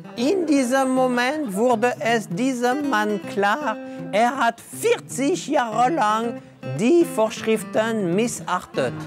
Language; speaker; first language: German; non-native, fluent; French